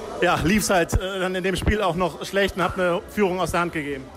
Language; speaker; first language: German; native; German